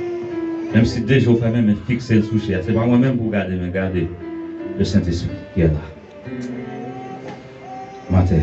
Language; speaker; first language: French; non-native, learner; Haitian Creole